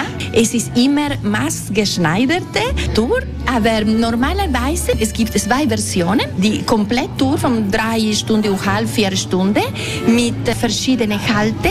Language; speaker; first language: German; non-native, local second language; Italian